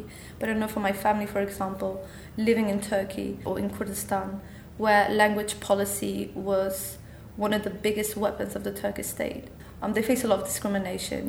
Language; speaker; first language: English; non-native, fluent; Kurdish